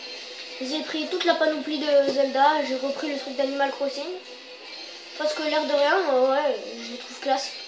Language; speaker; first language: French; native; French